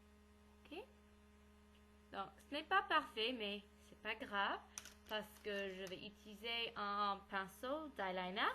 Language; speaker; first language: French; non-native, learner; English